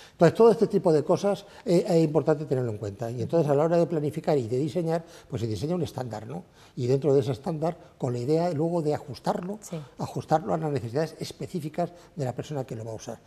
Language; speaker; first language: Spanish; native; Spanish